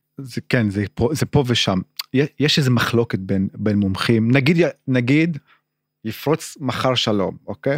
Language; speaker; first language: Hebrew; non-native, local second language; Arabic